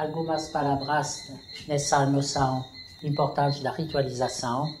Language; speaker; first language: Portuguese; non-native, learner; French